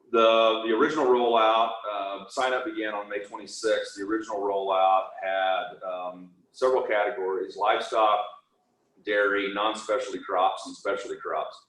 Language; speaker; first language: English; native; English